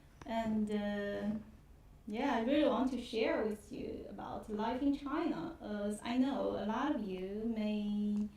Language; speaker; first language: English; non-native, fluent; Chinese